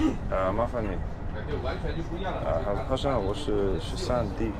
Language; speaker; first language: Chinese; non-native, fluent; English